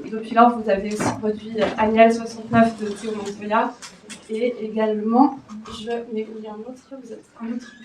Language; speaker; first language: French; native; French